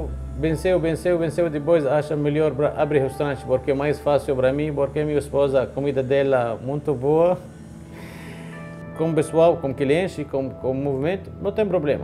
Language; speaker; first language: Portuguese; non-native, learner; Arabic